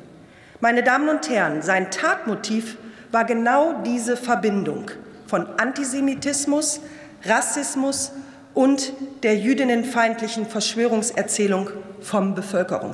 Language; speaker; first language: German; early bilingual, other home language; Turkish